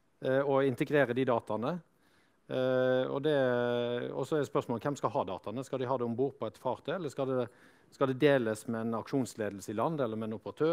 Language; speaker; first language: Norwegian; native; Norwegian